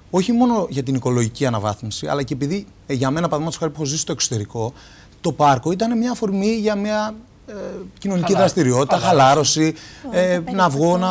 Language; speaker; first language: Greek; native; Greek